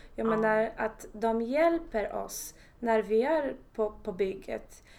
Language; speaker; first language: Swedish; non-native, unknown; Polish